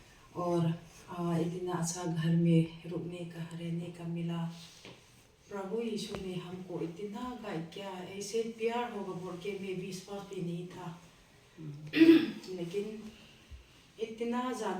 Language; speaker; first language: Hindi; non-native, local second language; Thado Chin